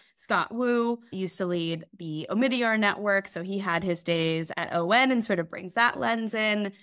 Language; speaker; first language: English; native; English